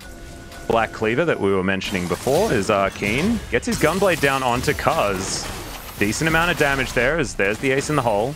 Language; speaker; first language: English; native; English